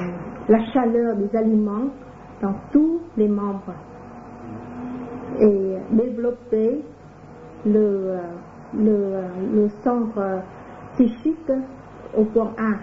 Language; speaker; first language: French; non-native, fluent; Vietnamese